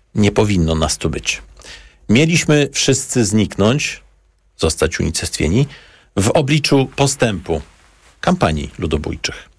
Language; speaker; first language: Polish; native; Polish